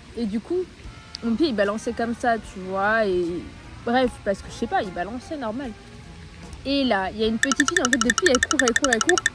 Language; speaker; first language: French; native; French